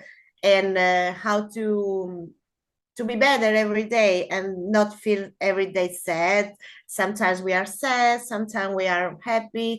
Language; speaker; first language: English; non-native, learner; Spanish